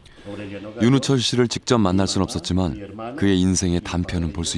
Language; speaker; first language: Korean; native; Korean